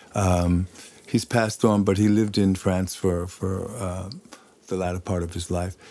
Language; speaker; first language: English; native; English